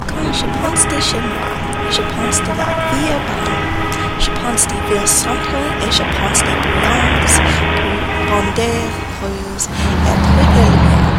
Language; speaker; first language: French; non-native, learner; English